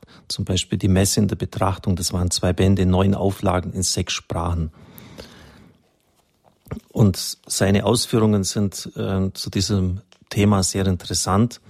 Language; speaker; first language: German; native; German